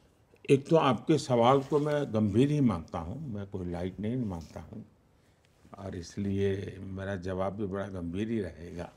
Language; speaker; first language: Hindi; non-native, local second language; Gujarati